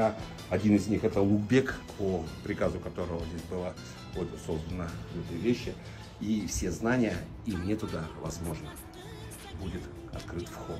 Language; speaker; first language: Russian; native; Russian